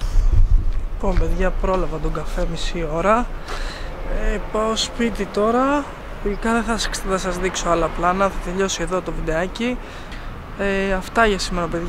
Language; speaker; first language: Greek; native; Greek